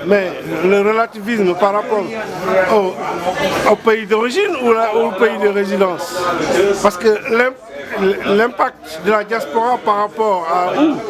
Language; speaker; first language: French; non-native, local second language; Wolof